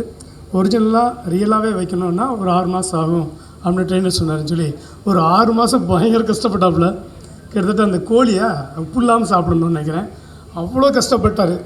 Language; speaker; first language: Tamil; native; Tamil